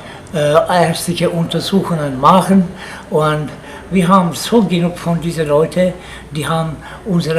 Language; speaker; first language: German; non-native, learner; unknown